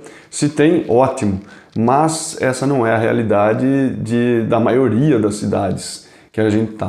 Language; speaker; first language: Portuguese; native; Portuguese